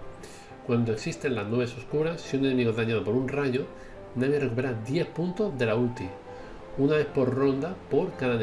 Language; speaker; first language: Spanish; native; Spanish